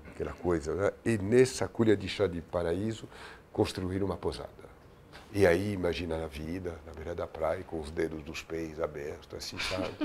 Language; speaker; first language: Portuguese; non-native, fluent; French